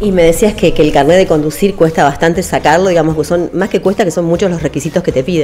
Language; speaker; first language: Spanish; native; Spanish